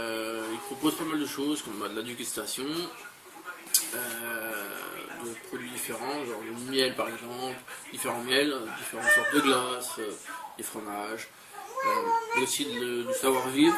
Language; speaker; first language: French; native; French